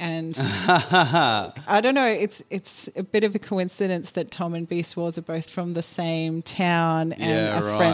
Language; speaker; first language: English; native; English